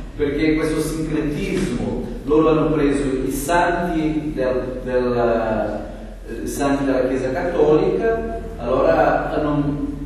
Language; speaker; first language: Italian; non-native, fluent; Portuguese